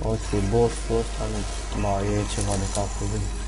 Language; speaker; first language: Romanian; native; Romanian